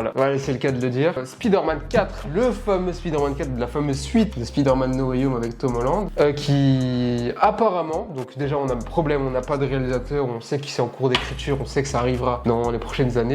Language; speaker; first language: French; native; French